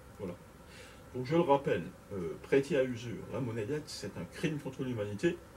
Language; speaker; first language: French; native; French